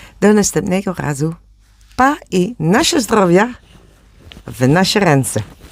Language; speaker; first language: Polish; non-native, learner; Dutch